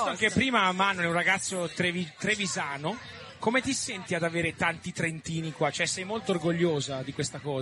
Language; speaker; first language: Italian; native; Italian